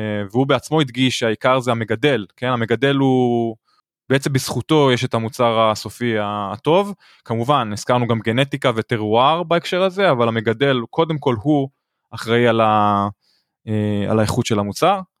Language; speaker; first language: Hebrew; native; Hebrew